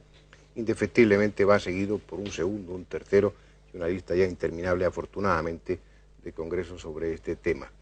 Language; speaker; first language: Spanish; native; Spanish